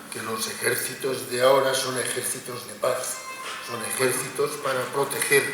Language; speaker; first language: Spanish; non-native, local second language; Catalan